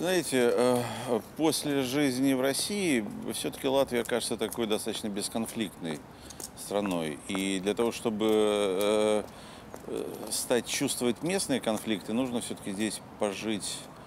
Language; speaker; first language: Russian; native; Russian